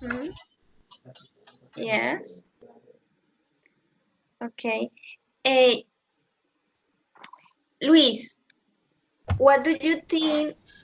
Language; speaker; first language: English; non-native, fluent; Spanish